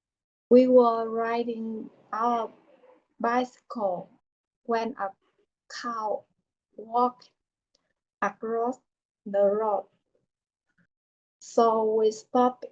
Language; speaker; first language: English; non-native, learner; Vietnamese